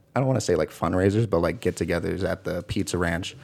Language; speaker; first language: English; native; English